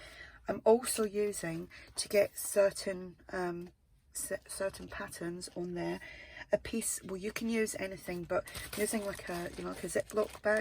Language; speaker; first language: English; native; English